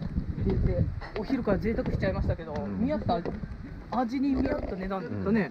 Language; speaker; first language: Japanese; native; Japanese